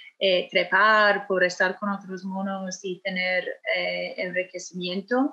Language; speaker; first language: Spanish; non-native, fluent; English